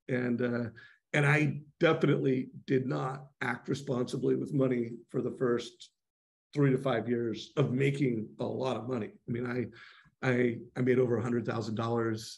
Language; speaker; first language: English; native; English